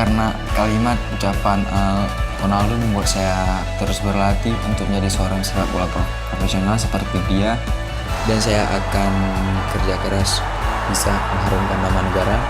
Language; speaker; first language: Indonesian; non-native, local second language; Achinese